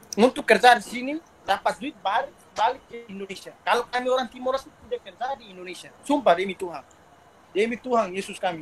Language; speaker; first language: Indonesian; non-native, local second language; Tetum